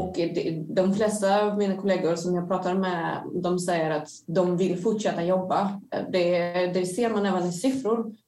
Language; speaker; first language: Swedish; non-native, fluent; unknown